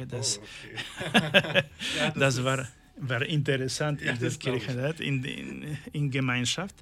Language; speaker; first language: German; non-native, learner; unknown